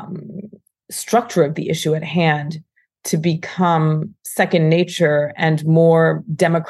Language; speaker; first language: English; native; English